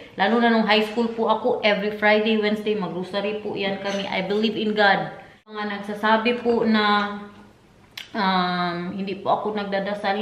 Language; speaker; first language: Filipino; non-native, local second language; Cebuano